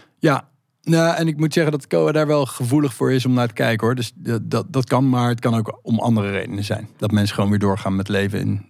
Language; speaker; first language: Dutch; native; Dutch